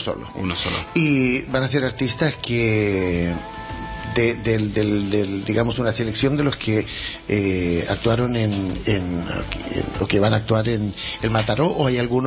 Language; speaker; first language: Spanish; native; Spanish